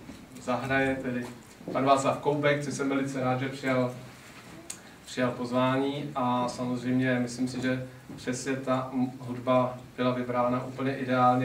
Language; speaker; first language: Czech; native; Czech